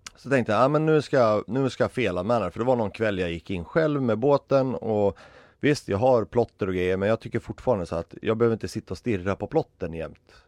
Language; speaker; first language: Swedish; native; Swedish